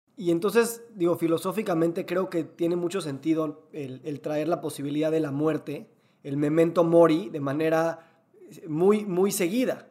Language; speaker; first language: Spanish; native; Spanish